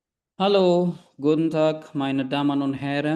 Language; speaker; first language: German; non-native, fluent; Indonesian